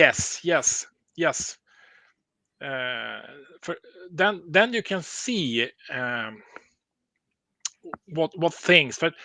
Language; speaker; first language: English; non-native, learner; Swedish